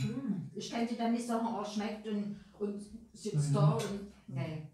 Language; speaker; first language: German; native; German